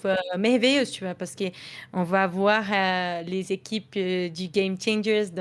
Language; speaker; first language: French; non-native, fluent; Portuguese